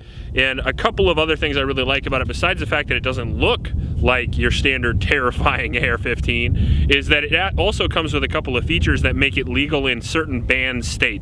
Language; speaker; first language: English; native; English